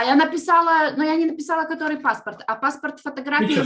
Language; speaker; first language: Russian; native; Russian